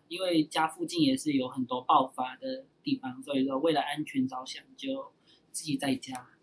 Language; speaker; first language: Chinese; early bilingual, heritage; Chinese